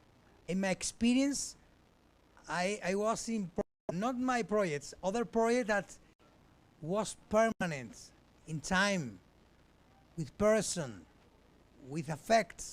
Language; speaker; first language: English; non-native, learner; Spanish